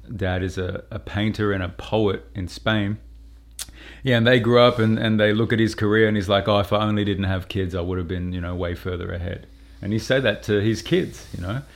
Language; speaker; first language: English; native; English